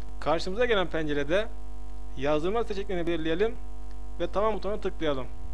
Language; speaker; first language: Turkish; native; Turkish